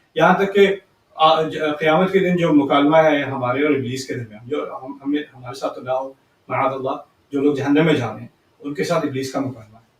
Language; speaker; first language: Urdu; early bilingual, heritage; Urdu